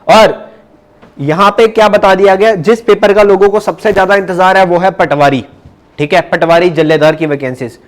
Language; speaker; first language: Hindi; non-native, local second language; Punjabi